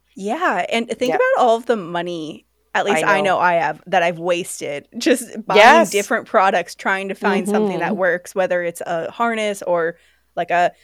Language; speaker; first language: English; native; English